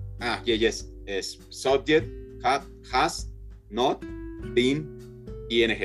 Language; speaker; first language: English; non-native, learner; Spanish